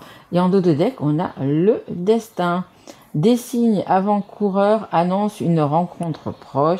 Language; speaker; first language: French; native; French